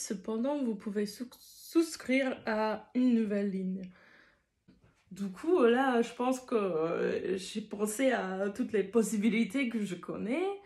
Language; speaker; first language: French; non-native, fluent; English